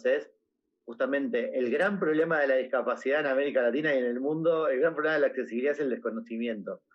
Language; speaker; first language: Spanish; native; Spanish